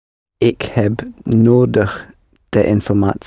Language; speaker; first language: Dutch; non-native, learner; English